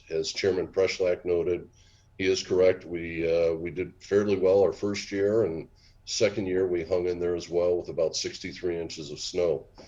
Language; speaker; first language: English; native; English